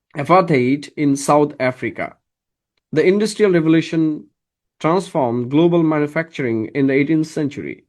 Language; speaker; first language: English; non-native, local second language; Bangla